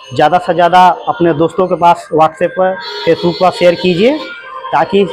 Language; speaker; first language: Hindi; native; Hindi